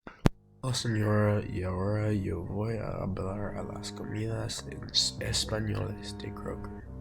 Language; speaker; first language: Spanish; non-native, learner; English